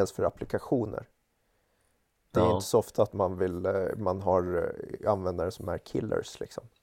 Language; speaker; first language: Swedish; native; Swedish